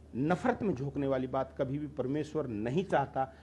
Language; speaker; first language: Hindi; native; Hindi